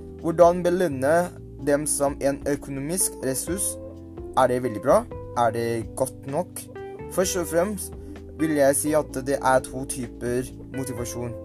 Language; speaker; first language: Norwegian; non-native, learner; Thai